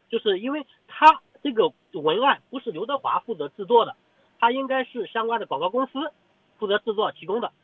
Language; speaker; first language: Chinese; native; Chinese